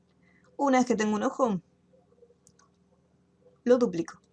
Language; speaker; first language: Spanish; native; Spanish